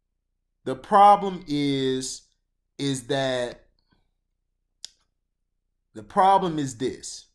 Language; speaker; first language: English; native; English